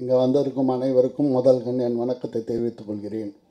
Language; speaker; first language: Tamil; native; Tamil